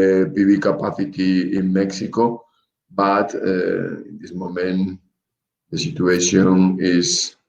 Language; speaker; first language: English; non-native, learner; Spanish